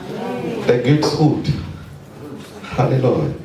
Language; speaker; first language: Swedish; non-native, fluent; Lingala